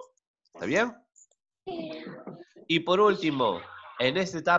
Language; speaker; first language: Spanish; native; Spanish